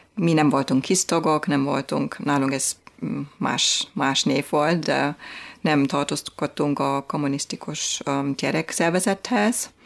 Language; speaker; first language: Hungarian; non-native, fluent; German